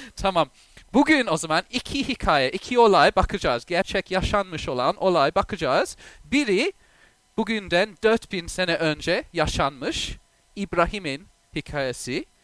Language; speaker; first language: Turkish; non-native, fluent; English